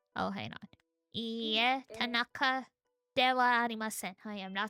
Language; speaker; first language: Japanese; non-native, learner; English